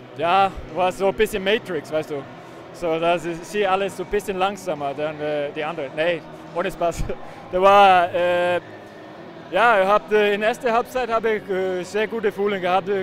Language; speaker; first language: German; non-native, learner; Icelandic